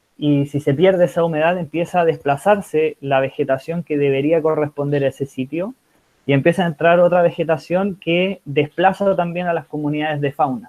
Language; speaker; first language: Spanish; native; Spanish